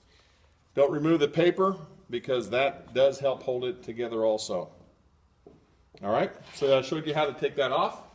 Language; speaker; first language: English; native; English